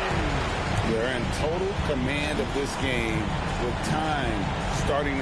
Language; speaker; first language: English; native; English